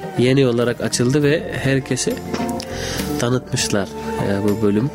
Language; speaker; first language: Turkish; non-native, fluent; Urdu